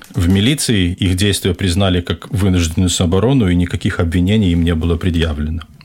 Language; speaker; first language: Russian; native; Russian